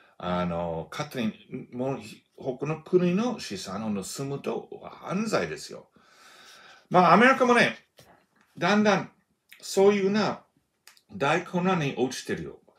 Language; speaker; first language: Japanese; non-native, fluent; English